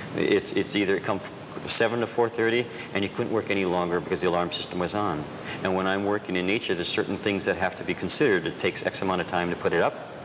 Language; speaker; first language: English; native; English